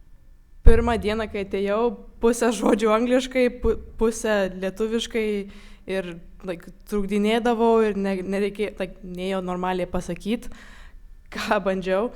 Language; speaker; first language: Lithuanian; early bilingual, other home language; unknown